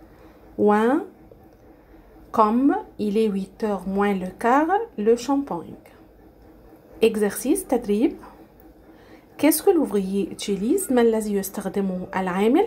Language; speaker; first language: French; non-native, fluent; Arabic